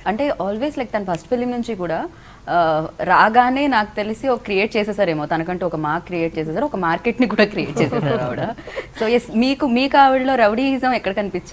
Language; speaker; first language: Telugu; native; Telugu